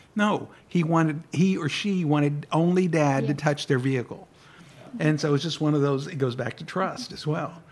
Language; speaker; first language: English; early bilingual, other home language; Spanish